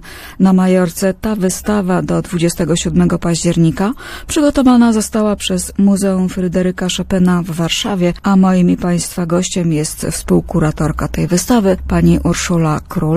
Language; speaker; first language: Polish; native; Polish